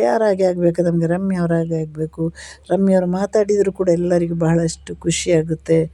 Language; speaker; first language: Kannada; non-native, local second language; Malayalam